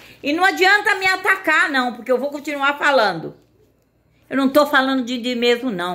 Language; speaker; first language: Portuguese; native; Portuguese